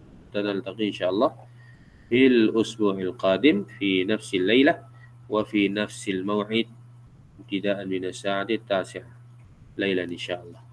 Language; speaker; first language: Arabic; non-native, fluent; Malay